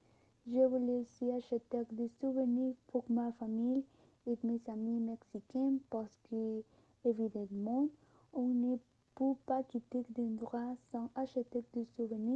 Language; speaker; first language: French; non-native, learner; Spanish